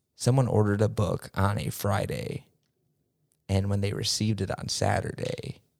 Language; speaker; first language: English; early bilingual, other home language; Spanish